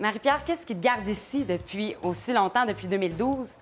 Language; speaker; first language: French; native; French